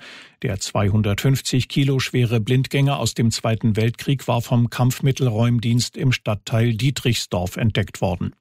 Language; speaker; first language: German; native; German